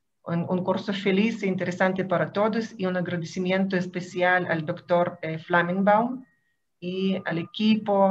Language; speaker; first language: Spanish; non-native, fluent; Hebrew